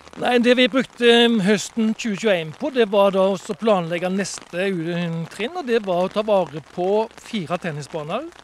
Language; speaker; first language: Norwegian; native; Norwegian